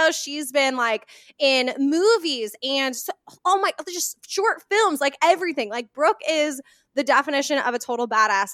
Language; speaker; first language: English; native; English